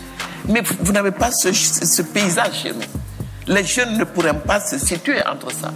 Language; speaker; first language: French; non-native, local second language; Bambara